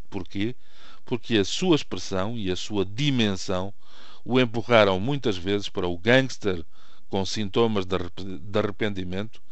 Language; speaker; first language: Portuguese; native; Portuguese